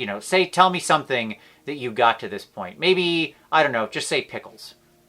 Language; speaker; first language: English; native; English